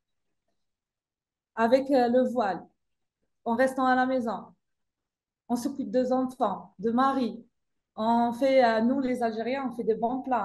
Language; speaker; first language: French; non-native, local second language; Arabic